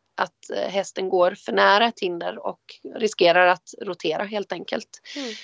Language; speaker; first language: Swedish; native; Swedish